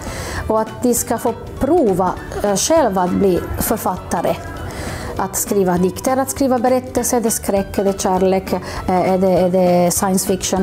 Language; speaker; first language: Swedish; non-native, local second language; Finnish